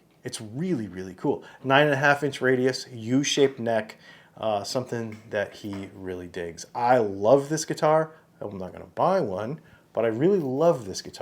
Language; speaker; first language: English; native; English